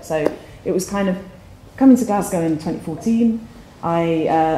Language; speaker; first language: English; native; English